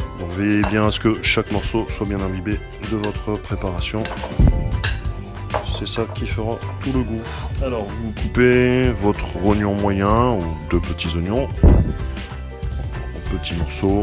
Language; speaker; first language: French; native; French